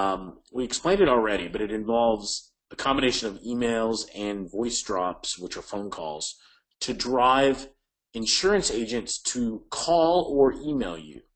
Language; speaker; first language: English; native; English